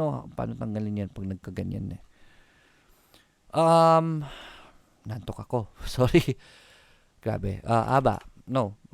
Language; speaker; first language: Filipino; native; Filipino